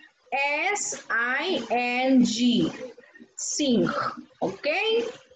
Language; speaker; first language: English; non-native, learner; Spanish